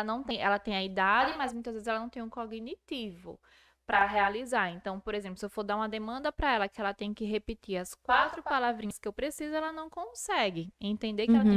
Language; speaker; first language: Portuguese; native; Portuguese